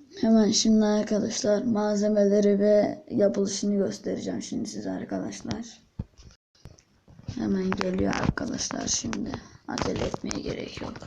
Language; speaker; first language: Turkish; native; Turkish